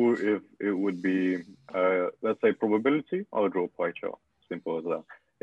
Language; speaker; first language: English; non-native, fluent; Russian